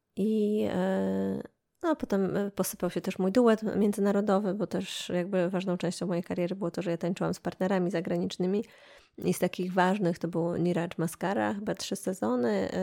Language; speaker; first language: Polish; native; Polish